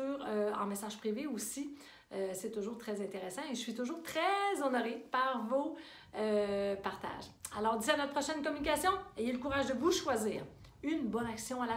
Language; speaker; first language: French; native; French